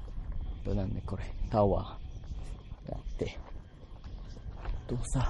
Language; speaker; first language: Japanese; non-native, learner; Malay